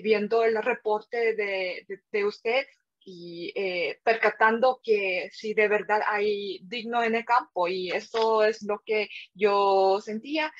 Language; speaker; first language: Spanish; non-native, fluent; Korean